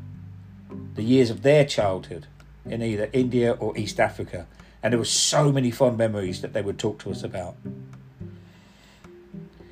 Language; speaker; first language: English; non-native, local second language; Punjabi